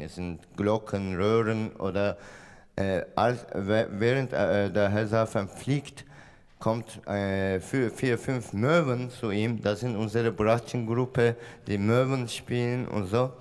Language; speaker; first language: German; non-native, fluent; Turkish